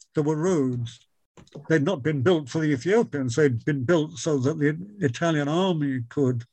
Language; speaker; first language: English; native; English